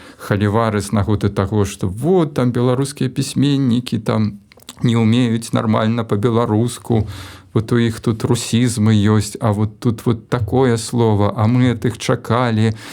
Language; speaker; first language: Belarusian; non-native, local second language; Russian